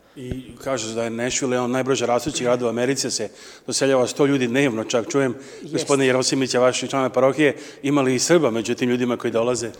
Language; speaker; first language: Serbian; early bilingual, heritage; Serbian